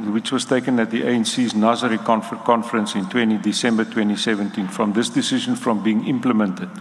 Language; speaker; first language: English; non-native, local second language; Afrikaans